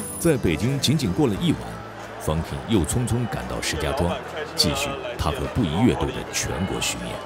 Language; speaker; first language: Chinese; native; Chinese